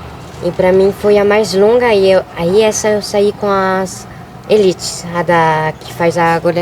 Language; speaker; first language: Portuguese; early bilingual, other home language; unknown